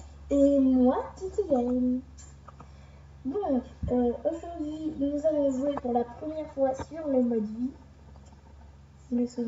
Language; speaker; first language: French; native; French